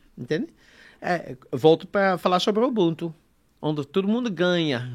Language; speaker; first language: Portuguese; non-native, fluent; Dutch